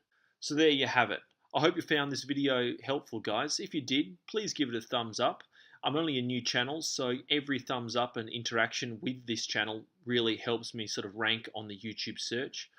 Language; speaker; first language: English; native; English